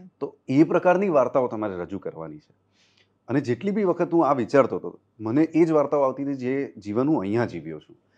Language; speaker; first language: Gujarati; non-native, local second language; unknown